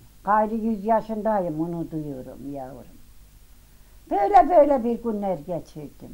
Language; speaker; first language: Turkish; native; Turkish